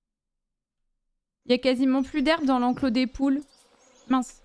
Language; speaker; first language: French; native; French